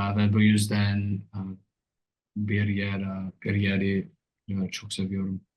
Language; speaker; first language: Turkish; non-native, learner; English